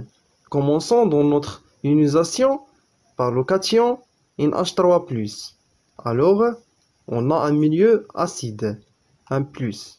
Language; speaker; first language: French; non-native, local second language; Arabic